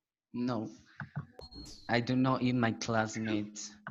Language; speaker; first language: English; non-native, learner; Spanish